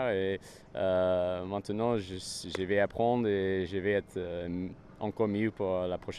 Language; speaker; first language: French; non-native, fluent; English